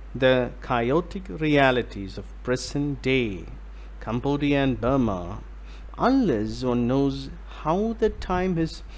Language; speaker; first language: English; non-native, local second language; Malayalam